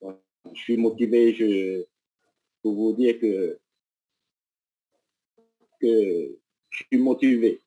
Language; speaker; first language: French; non-native, local second language; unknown